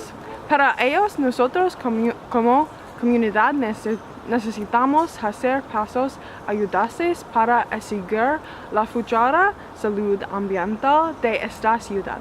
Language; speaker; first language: Spanish; non-native, fluent; English